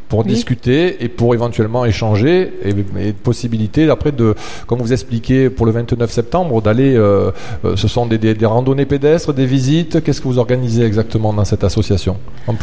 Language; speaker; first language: French; native; French